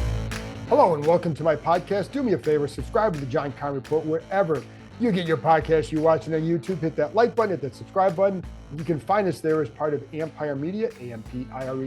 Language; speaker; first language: English; native; English